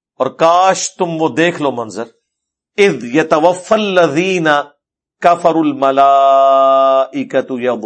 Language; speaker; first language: Urdu; non-native, local second language; Punjabi